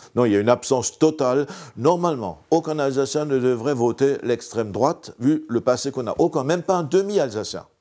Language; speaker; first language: French; non-native, local second language; Swiss German